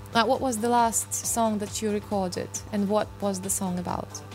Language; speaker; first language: English; non-native, fluent; Russian